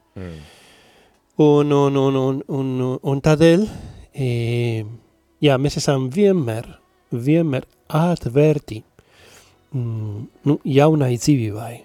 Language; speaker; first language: Latvian; non-native, learner; Spanish